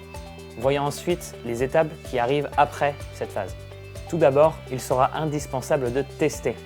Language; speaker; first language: French; native; French